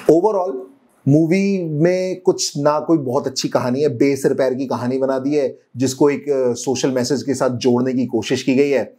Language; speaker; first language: Hindi; native; Hindi